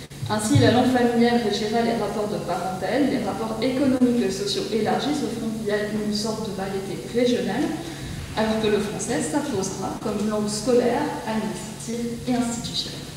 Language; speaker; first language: French; native; French